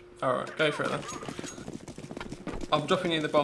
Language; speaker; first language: English; native; English